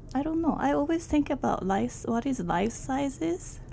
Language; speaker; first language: English; non-native, learner; Japanese